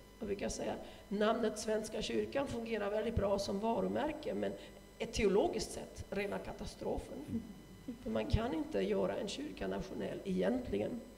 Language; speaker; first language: Swedish; non-native, fluent; German